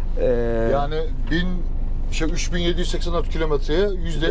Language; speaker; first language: Turkish; native; Turkish